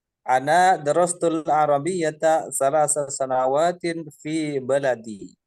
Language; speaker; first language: Arabic; non-native, learner; Indonesian